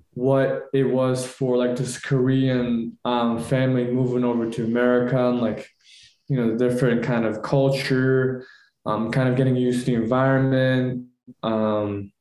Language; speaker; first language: English; early bilingual, other home language; Korean